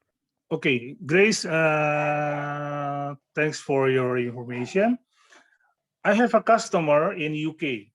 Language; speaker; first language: English; non-native, fluent; Indonesian